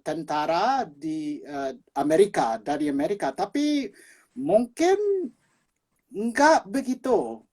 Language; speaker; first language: Indonesian; non-native, fluent; English